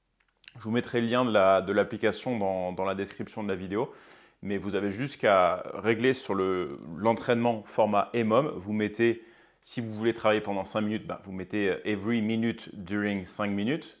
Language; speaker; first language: French; native; French